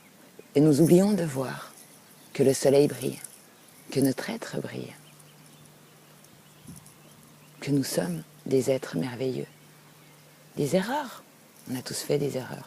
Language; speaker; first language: French; native; French